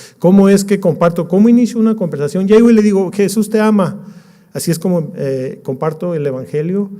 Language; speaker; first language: Spanish; native; Spanish